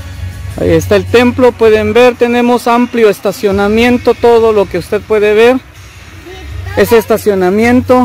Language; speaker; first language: Spanish; native; Spanish